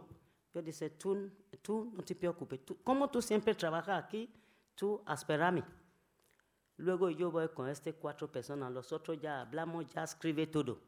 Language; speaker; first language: Spanish; non-native, learner; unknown